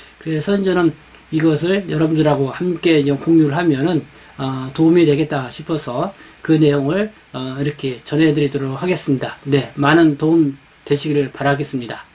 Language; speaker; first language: Korean; native; Korean